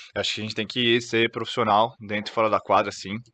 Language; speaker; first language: Portuguese; native; Portuguese